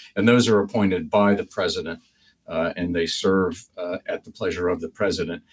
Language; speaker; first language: English; native; English